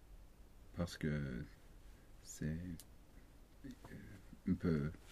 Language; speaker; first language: French; non-native, learner; Swedish